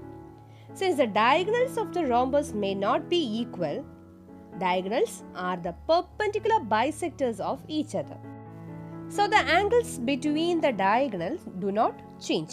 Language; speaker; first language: English; non-native, local second language; Malayalam